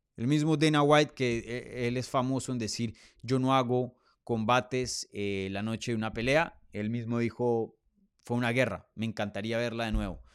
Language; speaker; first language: Spanish; native; Spanish